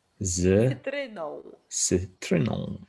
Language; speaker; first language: Polish; non-native, learner; English